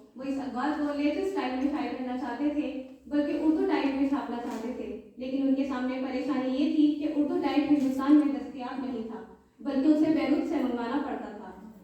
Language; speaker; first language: Urdu; native; Urdu